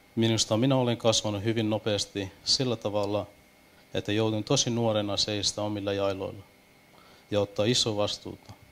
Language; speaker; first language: Finnish; non-native, fluent; Persian